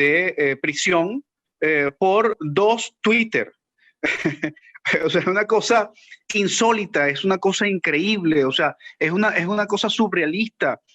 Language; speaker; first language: Spanish; native; Spanish